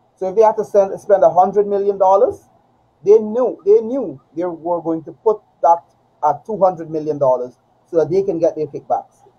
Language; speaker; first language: English; native; English